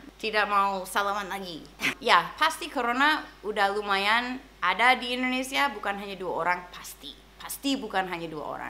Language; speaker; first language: Indonesian; non-native, fluent; English